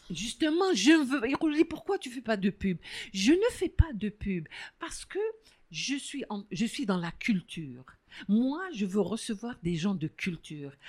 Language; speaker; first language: French; non-native, local second language; Arabic